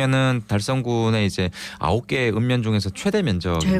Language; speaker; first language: Korean; native; Korean